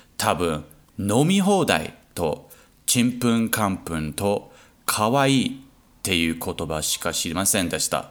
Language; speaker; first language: Japanese; non-native, learner; English